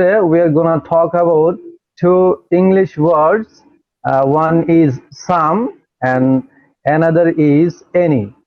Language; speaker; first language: English; non-native, learner; Bangla